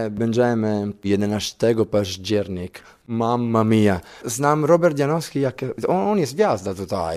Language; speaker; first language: Polish; non-native, learner; Italian